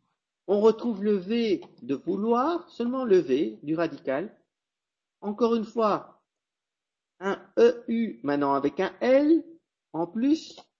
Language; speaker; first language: French; non-native, fluent; Spanish